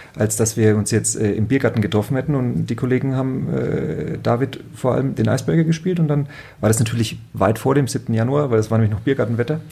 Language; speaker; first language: German; native; German